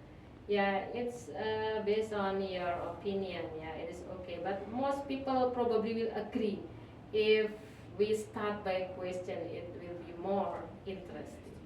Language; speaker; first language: English; non-native, fluent; Indonesian